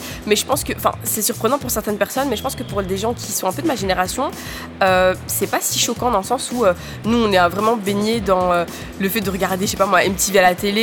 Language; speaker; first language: French; native; French